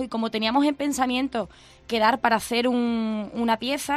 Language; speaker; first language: Spanish; native; Spanish